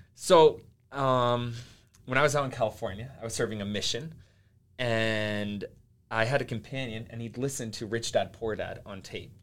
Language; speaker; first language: English; early bilingual, other home language; Finnish